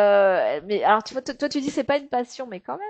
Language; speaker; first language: French; native; French